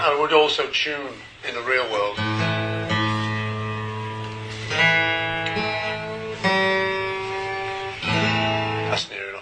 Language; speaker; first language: English; native; English